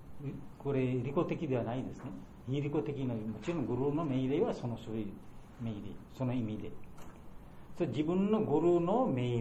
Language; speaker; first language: Japanese; non-native, learner; Bangla